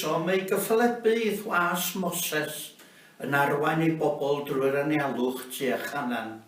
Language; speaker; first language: Welsh; native; Welsh